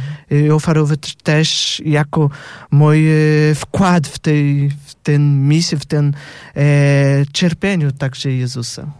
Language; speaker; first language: Polish; non-native, fluent; Portuguese